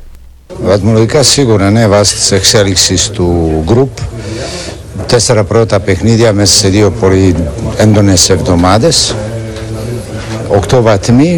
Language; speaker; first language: Greek; non-native, fluent; Serbian